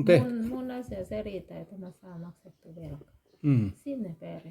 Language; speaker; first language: Finnish; non-native, learner; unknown